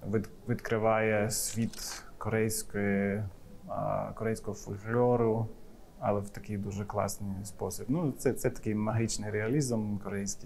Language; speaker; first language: Ukrainian; non-native, fluent; English